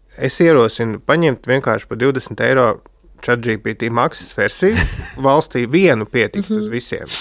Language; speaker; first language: Latvian; native; Latvian